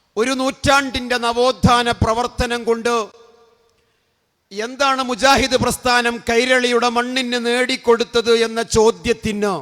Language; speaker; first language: Malayalam; native; Malayalam